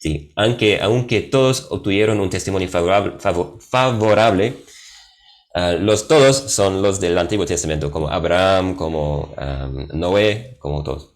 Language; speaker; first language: Spanish; non-native, fluent; English